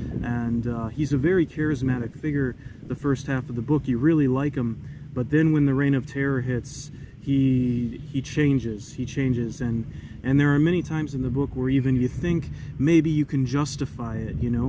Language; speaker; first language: English; native; English